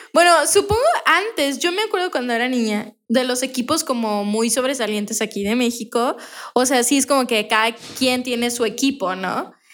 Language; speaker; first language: Spanish; native; Spanish